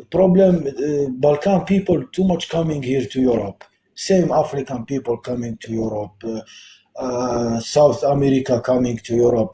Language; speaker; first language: English; non-native, local second language; Arabic